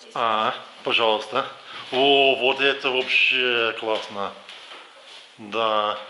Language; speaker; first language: Russian; non-native, learner; English